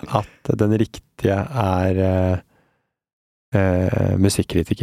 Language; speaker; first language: Norwegian; native; Norwegian